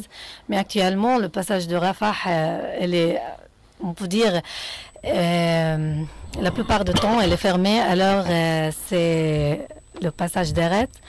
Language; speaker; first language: French; non-native, fluent; Arabic